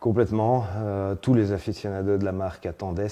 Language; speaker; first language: French; native; French